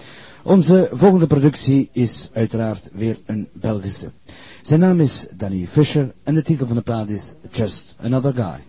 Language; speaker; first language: Dutch; native; Dutch